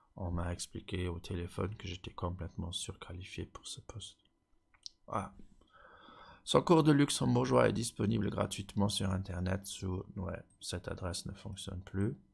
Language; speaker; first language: French; non-native, local second language; Luxembourgish